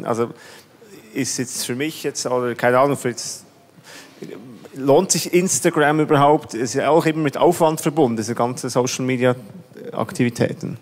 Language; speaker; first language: German; native; German